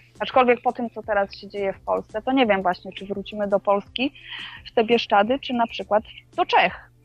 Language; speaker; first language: Polish; native; Polish